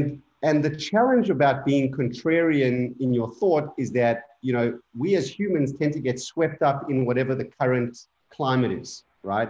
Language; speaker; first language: English; native; English